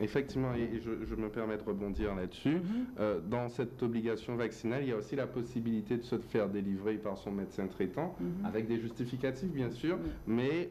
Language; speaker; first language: French; native; French